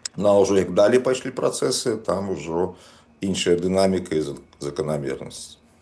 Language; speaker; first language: Belarusian; native; Belarusian